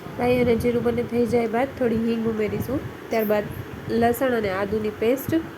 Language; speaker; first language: Gujarati; native; Gujarati